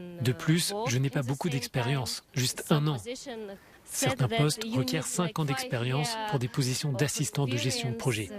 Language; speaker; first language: French; native; French